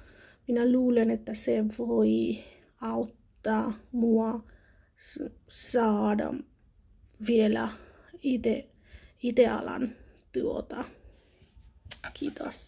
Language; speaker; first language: Finnish; non-native, learner; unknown